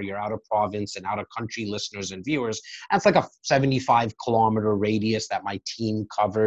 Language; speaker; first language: English; native; English